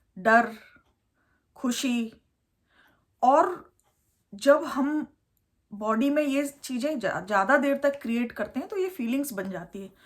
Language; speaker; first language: Hindi; native; Hindi